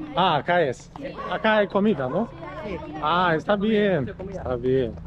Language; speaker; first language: Spanish; non-native, learner; Romanian